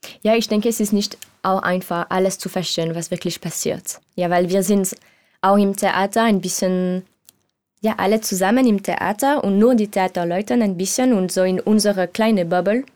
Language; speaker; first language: German; non-native, learner; French